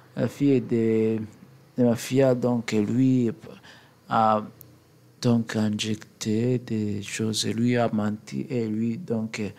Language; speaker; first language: French; non-native, learner; English